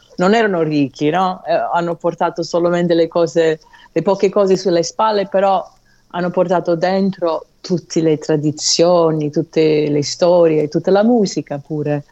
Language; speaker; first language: Italian; non-native, fluent; English